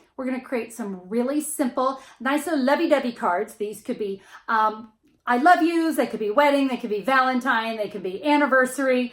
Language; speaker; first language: English; native; English